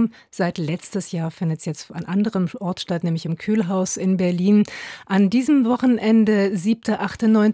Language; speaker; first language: German; native; German